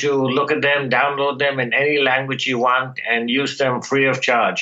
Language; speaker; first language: English; non-native, local second language; Bangla